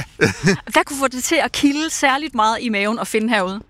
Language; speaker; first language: Danish; native; Danish